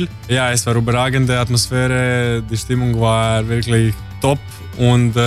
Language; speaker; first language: German; non-native, learner; Croatian